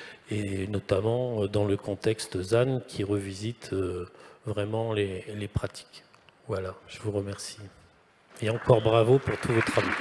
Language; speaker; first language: French; native; French